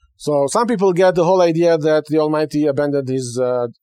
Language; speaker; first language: English; non-native, fluent; Hebrew